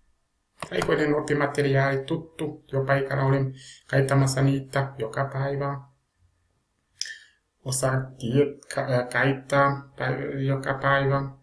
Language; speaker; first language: Finnish; non-native, learner; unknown